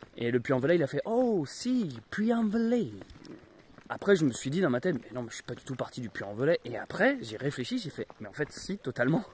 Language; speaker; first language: French; native; French